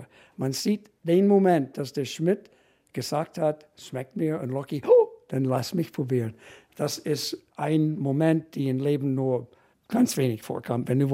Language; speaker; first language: German; non-native, fluent; English